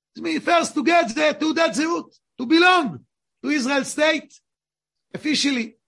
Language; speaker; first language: English; non-native, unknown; Hebrew